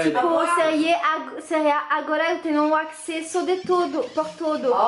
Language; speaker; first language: Portuguese; non-native, fluent; French